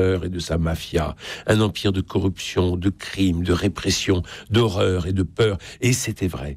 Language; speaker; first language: French; native; French